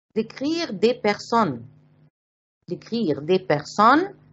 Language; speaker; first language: French; non-native, fluent; Arabic